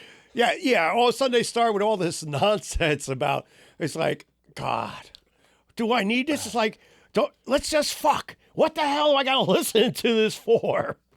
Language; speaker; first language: English; native; English